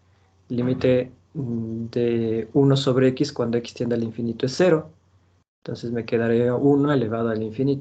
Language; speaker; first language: Spanish; native; Spanish